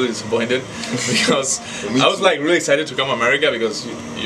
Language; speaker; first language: English; non-native, fluent; Spanish